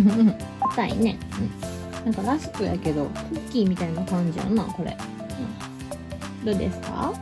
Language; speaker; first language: Japanese; native; Japanese